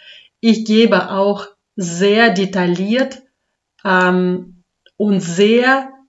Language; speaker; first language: German; non-native, fluent; Russian